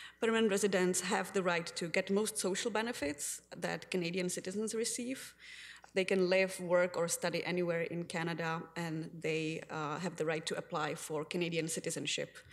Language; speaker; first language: English; non-native, fluent; Czech